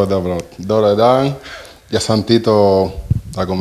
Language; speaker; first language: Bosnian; non-native, learner; Spanish